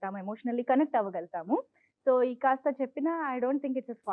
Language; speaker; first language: Telugu; native; Telugu